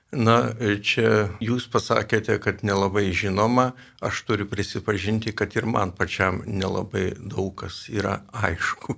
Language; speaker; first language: Lithuanian; native; Lithuanian